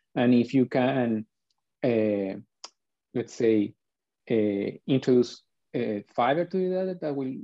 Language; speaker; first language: English; non-native, fluent; Spanish